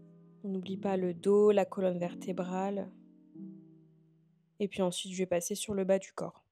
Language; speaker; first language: French; native; French